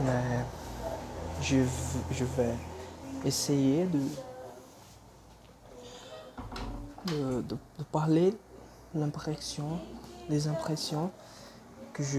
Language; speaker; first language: French; non-native, fluent; Portuguese